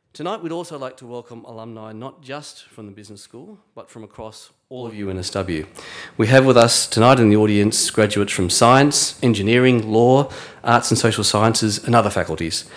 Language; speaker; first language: English; native; English